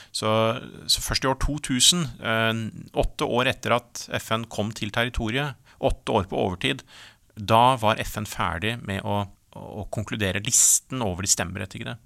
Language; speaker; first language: Norwegian; native; Norwegian